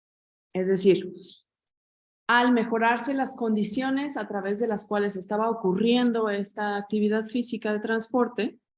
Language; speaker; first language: Spanish; native; Spanish